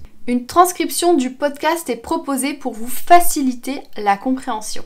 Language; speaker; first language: French; native; French